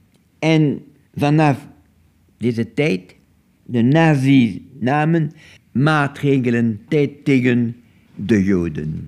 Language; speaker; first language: Dutch; non-native, local second language; French